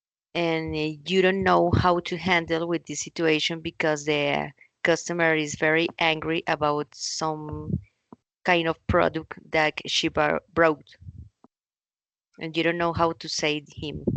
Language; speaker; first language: English; non-native, learner; Spanish